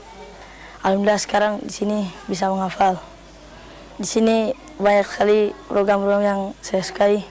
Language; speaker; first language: Indonesian; non-native, local second language; Javanese